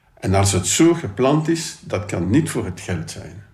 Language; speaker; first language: Dutch; non-native, local second language; French